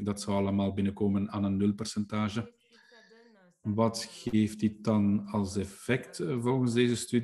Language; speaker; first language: Dutch; non-native, fluent; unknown